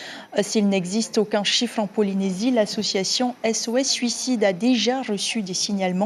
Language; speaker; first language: French; native; French